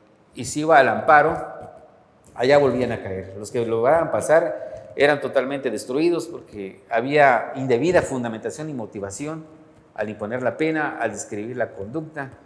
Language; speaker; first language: Spanish; native; Spanish